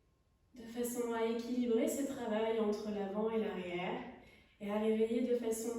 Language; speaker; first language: French; native; French